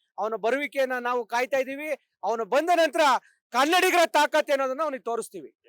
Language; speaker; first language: Kannada; native; Kannada